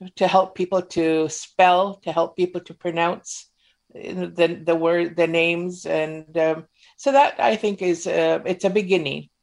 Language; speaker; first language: English; native; English